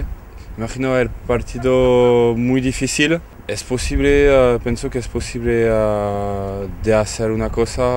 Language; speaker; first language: Spanish; non-native, learner; French